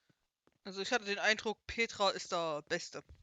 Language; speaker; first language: German; native; German